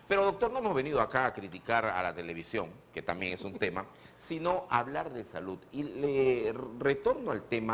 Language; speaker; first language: Spanish; native; Spanish